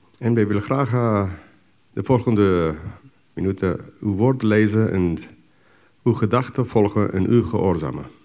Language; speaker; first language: Dutch; non-native, fluent; English